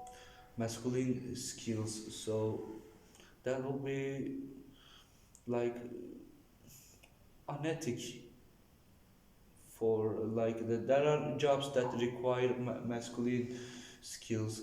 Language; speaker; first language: English; non-native, fluent; Turkish